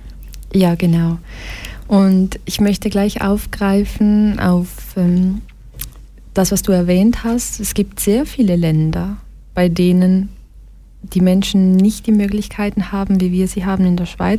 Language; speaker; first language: German; early bilingual, other home language; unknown